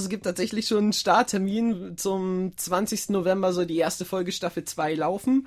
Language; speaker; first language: German; native; German